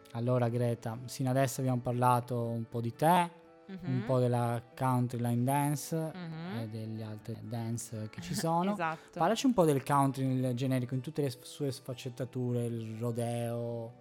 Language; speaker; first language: Italian; native; Italian